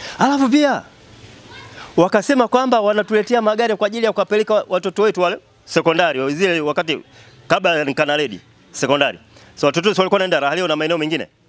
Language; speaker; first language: Swahili; native; Swahili